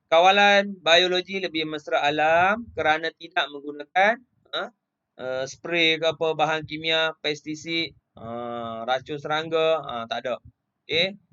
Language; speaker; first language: Malay; native; Malay